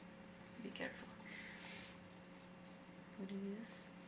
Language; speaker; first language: English; non-native, learner; Portuguese